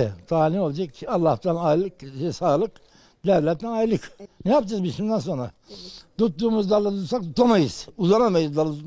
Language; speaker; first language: Turkish; native; Turkish